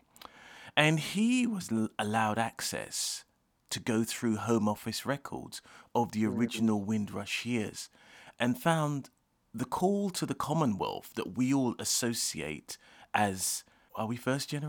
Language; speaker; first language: English; non-native, local second language; Jamaican Creole English